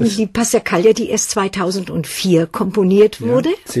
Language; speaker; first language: German; native; German